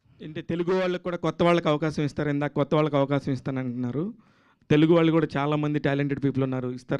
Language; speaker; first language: Telugu; native; Telugu